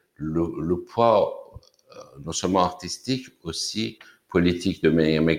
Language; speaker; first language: French; non-native, fluent; Persian